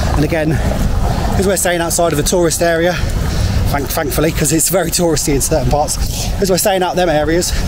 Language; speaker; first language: English; native; English